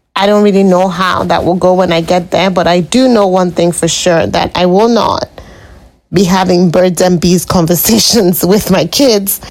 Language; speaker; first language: English; non-native, local second language; Igbo